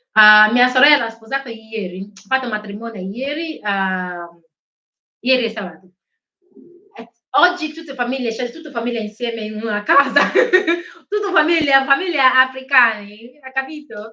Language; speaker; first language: Italian; non-native, learner; Igbo